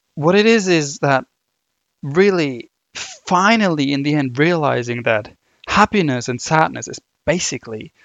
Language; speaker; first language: English; non-native, fluent; German